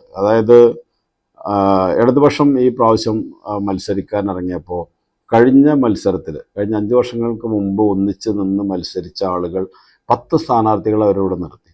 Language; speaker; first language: Malayalam; native; Malayalam